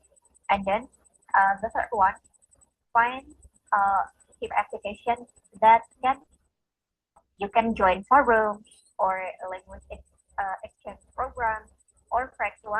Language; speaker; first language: English; non-native, fluent; Indonesian